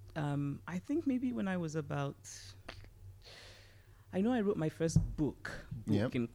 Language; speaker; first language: English; non-native, local second language; Igbo